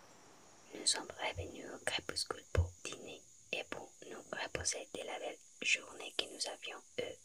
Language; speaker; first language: French; non-native, fluent; Spanish